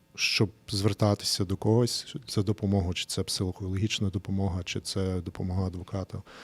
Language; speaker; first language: Ukrainian; early bilingual, heritage; English